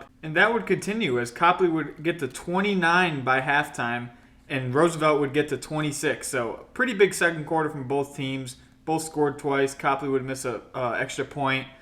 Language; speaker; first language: English; native; English